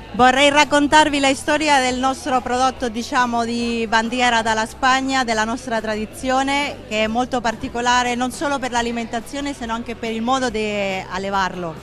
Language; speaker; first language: Italian; non-native, fluent; Spanish